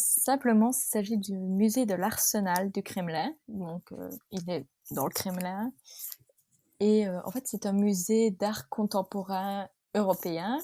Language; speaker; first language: French; native; French